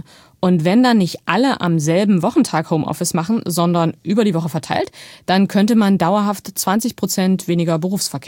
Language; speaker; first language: German; native; German